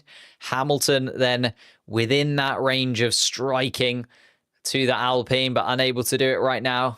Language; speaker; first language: English; native; English